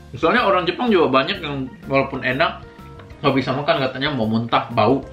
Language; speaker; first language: Indonesian; native; Indonesian